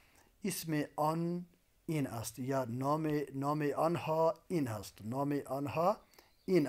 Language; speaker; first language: Persian; non-native, local second language; Urdu